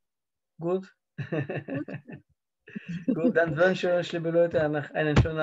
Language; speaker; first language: German; non-native, learner; Russian